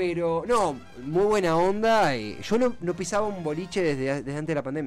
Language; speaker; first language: Spanish; native; Spanish